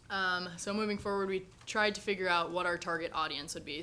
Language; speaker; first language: English; native; English